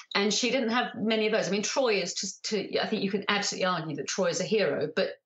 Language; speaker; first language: English; native; English